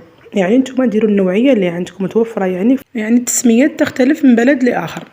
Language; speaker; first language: Arabic; native; Arabic